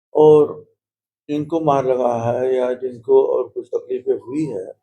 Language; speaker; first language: Hindi; non-native, local second language; Marathi